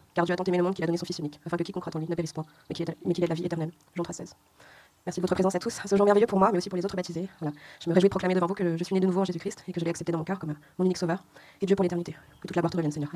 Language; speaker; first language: French; native; French